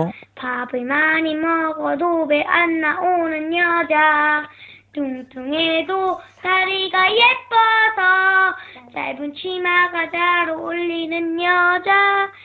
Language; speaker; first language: Korean; native; Korean